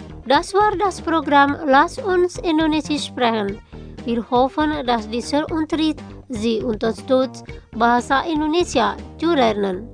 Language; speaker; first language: German; non-native, fluent; Indonesian